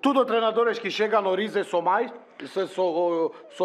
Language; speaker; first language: Portuguese; non-native, learner; Romanian